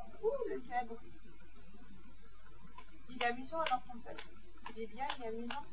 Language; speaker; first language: French; native; French